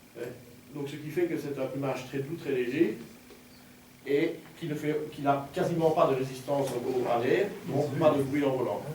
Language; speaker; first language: French; native; French